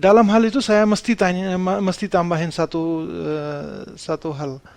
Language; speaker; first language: Indonesian; non-native, fluent; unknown